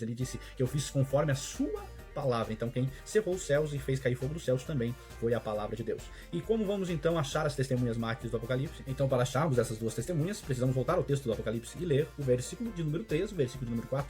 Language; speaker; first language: Portuguese; native; Portuguese